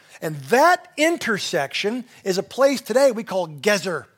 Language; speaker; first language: English; native; English